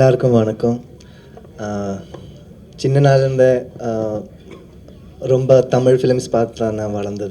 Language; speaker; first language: Tamil; non-native, learner; Malayalam